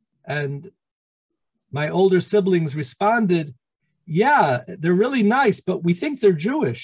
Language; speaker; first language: English; native; English